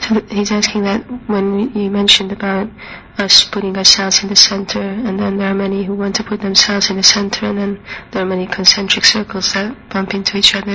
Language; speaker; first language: English; non-native, fluent; Hungarian